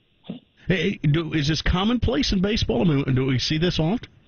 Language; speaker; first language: English; native; English